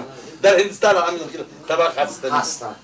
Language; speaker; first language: Persian; non-native, learner; Hindi